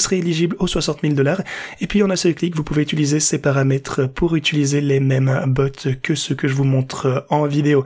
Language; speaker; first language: French; native; French